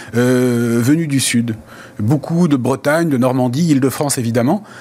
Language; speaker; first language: French; native; French